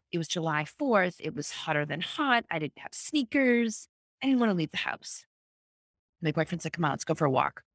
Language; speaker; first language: English; native; English